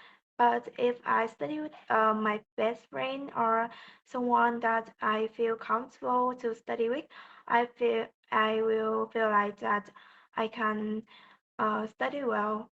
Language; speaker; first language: English; non-native, learner; Vietnamese